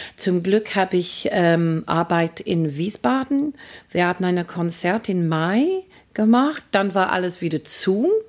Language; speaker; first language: German; non-native, fluent; English